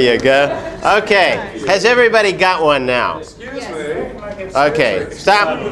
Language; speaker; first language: English; native; English